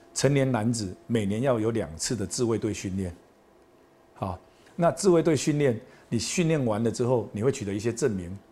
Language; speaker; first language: Chinese; non-native, local second language; Min Nan Chinese